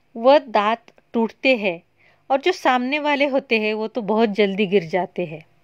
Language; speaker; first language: Hindi; non-native, local second language; Marathi